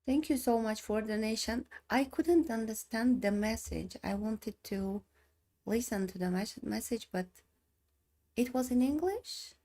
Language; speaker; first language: English; non-native, learner; Armenian